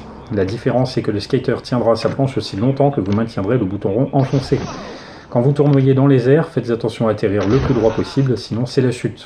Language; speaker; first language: French; native; French